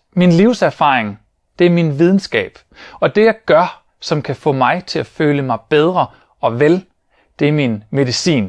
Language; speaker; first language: Danish; native; Danish